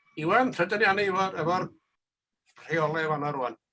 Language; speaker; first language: Welsh; native; Welsh